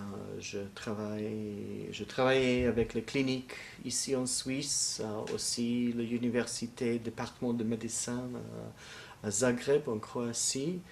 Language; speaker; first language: French; non-native, fluent; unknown